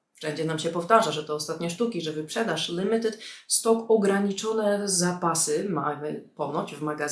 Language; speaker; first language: Polish; native; Polish